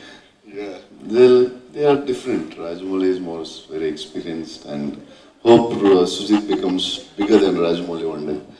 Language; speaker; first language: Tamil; non-native, learner; Telugu